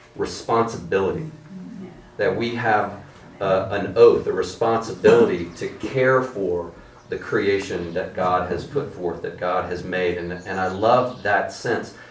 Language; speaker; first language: English; native; English